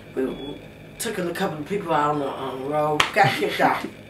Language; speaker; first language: English; native; English